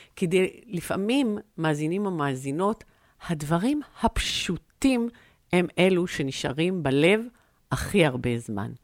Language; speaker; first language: Hebrew; native; Hebrew